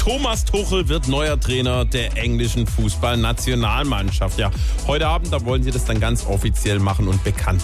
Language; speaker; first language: German; native; German